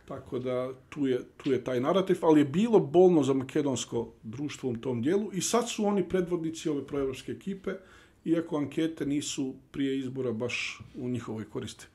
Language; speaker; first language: Bosnian; early bilingual, heritage; Bosnian